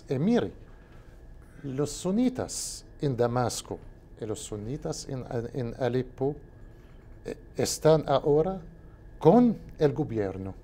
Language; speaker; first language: Portuguese; non-native, learner; Spanish